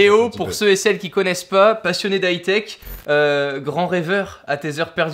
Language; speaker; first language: French; native; French